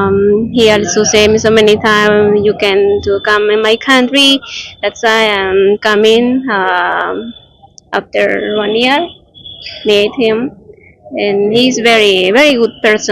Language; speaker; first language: English; non-native, learner; Spanish